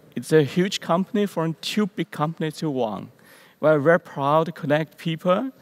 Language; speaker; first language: English; non-native, learner; Chinese